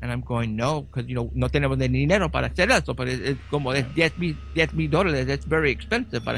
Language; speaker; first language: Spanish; early bilingual, heritage; Spanish